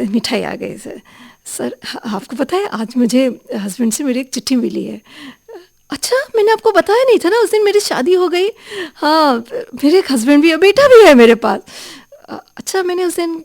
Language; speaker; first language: Hindi; non-native, local second language; Assamese